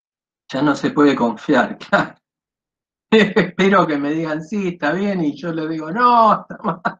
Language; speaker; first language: Spanish; native; Spanish